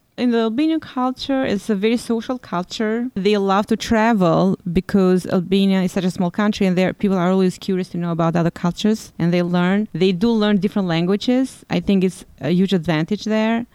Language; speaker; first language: English; non-native, fluent; Albanian